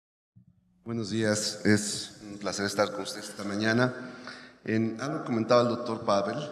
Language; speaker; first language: Spanish; native; Spanish